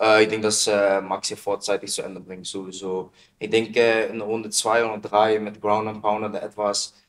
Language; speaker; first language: German; non-native, learner; Dutch